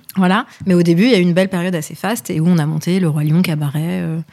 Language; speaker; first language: French; early bilingual, other home language; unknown